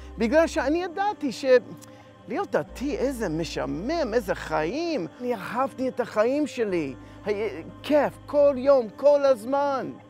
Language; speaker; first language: Hebrew; non-native, fluent; English